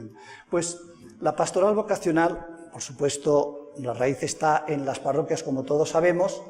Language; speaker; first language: Spanish; native; Spanish